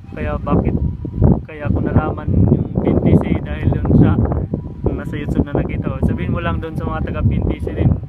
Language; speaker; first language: Filipino; non-native, local second language; Cebuano